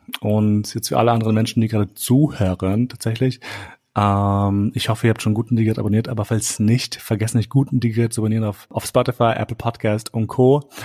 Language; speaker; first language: German; early bilingual, other home language; Albanian